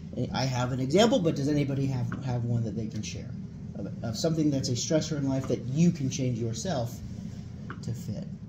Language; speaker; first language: English; native; English